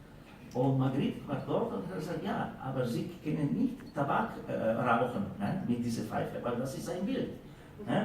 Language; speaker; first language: German; non-native, fluent; Slovenian